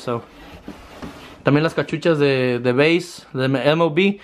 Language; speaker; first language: Spanish; early bilingual, heritage; Spanish